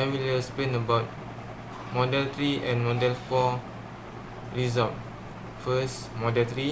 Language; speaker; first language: English; non-native, learner; Malay